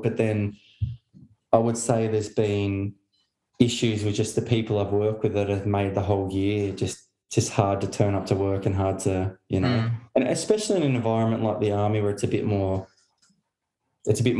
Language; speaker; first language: English; native; English